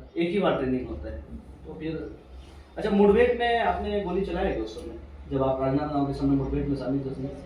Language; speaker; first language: Hindi; native; Hindi